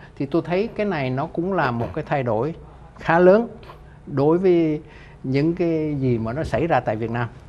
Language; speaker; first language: Vietnamese; native; Vietnamese